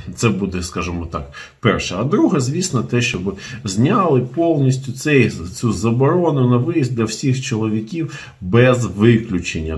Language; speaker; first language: Ukrainian; non-native, local second language; Russian